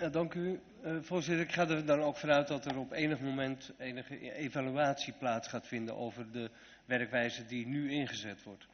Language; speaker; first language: Dutch; native; Dutch